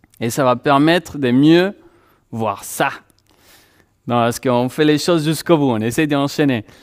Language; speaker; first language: French; non-native, fluent; Spanish